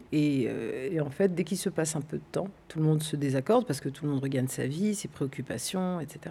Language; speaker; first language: French; early bilingual, other home language; Arabic